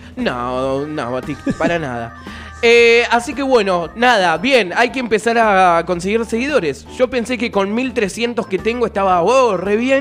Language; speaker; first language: Spanish; native; Spanish